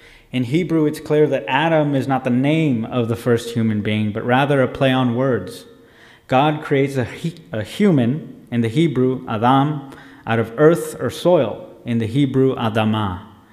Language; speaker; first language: English; native; English